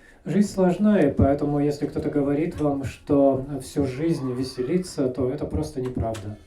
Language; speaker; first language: Russian; native; Russian